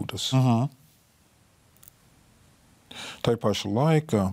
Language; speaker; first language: Latvian; non-native, fluent; English